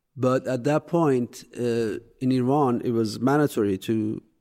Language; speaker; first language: English; non-native, fluent; Persian